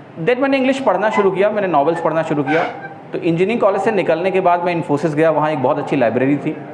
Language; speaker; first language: Hindi; native; Hindi